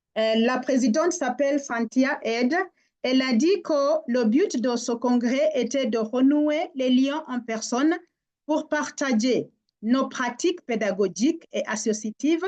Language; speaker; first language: French; non-native, fluent; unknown